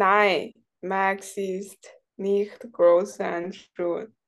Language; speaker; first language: German; non-native, learner; English